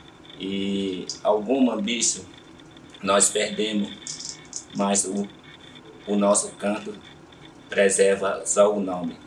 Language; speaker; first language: Portuguese; non-native, local second language; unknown